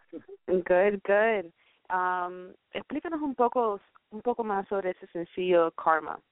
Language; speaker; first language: Spanish; early bilingual, heritage; Spanish